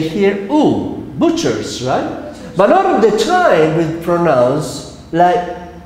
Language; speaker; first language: English; non-native, fluent; Spanish